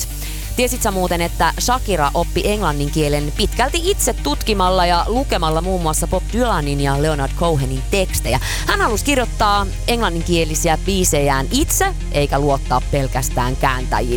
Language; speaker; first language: Finnish; native; Finnish